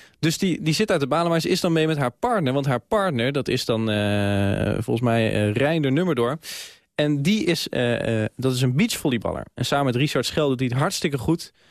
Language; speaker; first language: Dutch; native; Dutch